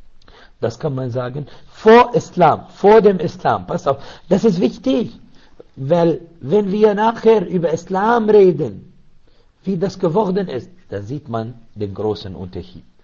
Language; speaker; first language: German; non-native, learner; Arabic